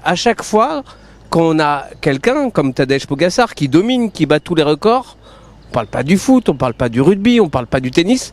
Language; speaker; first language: French; native; French